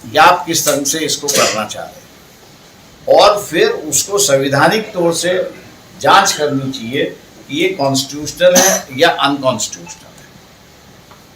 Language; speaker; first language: Hindi; non-native, local second language; Marathi